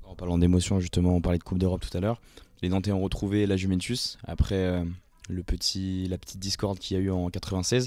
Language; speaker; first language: French; native; French